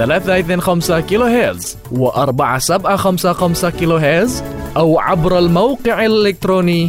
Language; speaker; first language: Arabic; non-native, fluent; Indonesian